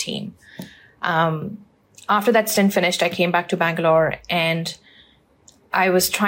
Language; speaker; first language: English; non-native, local second language; Hindi